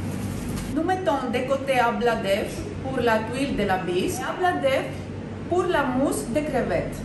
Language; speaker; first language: French; non-native, learner; Greek